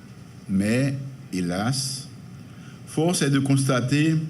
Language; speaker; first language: French; non-native, local second language; Haitian Creole